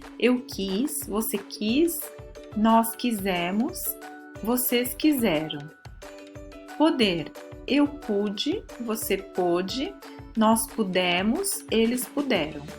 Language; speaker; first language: Portuguese; early bilingual, other home language; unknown